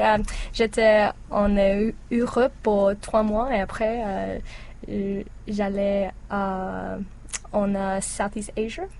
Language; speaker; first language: French; non-native, learner; English